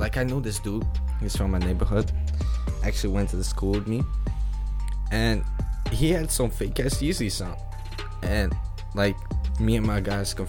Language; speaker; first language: English; non-native, fluent; Dutch